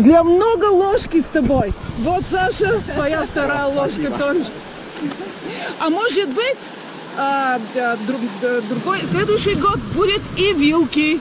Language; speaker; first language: Russian; non-native, learner; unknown